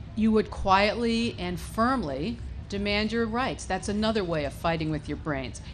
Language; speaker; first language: English; native; English